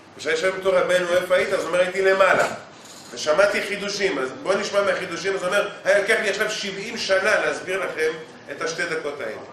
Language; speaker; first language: Hebrew; native; Hebrew